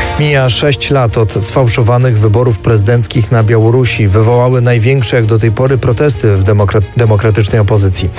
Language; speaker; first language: Polish; native; Polish